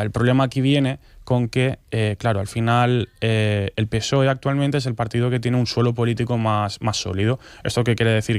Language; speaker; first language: Spanish; native; Spanish